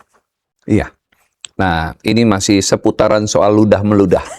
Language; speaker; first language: Indonesian; native; Indonesian